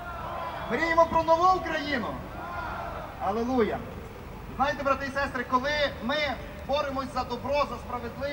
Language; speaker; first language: Ukrainian; native; Ukrainian